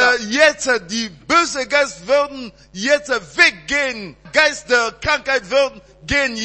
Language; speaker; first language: German; non-native, learner; French